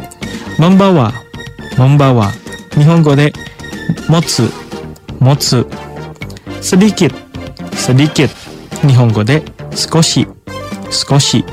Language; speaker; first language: Japanese; non-native, fluent; Indonesian